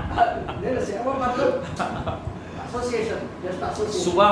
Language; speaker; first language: Hindi; non-native, local second language; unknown